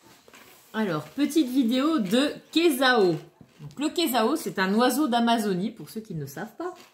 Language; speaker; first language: French; native; French